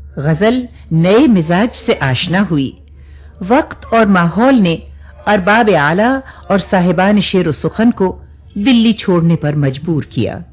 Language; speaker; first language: Urdu; native; Urdu